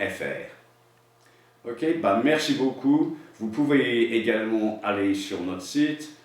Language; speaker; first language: French; non-native, fluent; English